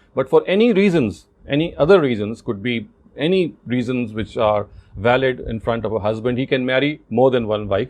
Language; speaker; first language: English; non-native, local second language; Urdu